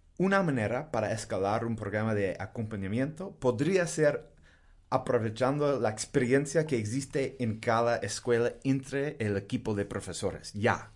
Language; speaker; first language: Spanish; non-native, fluent; English